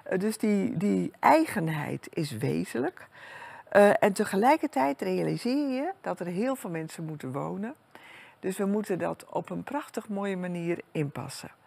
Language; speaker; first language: Dutch; native; Dutch